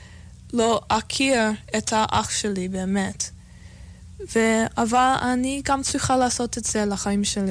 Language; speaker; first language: Hebrew; non-native, learner; English